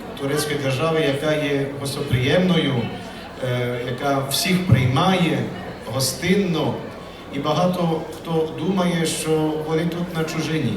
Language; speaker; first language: Ukrainian; early bilingual, heritage; Ukrainian